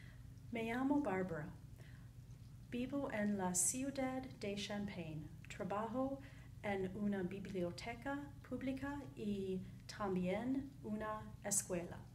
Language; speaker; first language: Spanish; non-native, learner; English